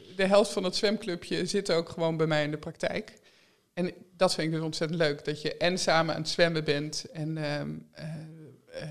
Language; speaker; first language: Dutch; native; Dutch